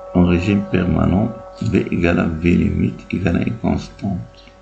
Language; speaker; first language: French; non-native, local second language; Arabic